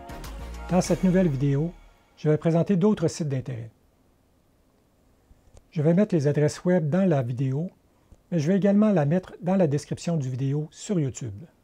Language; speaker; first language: French; native; French